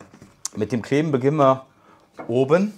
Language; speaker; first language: German; native; German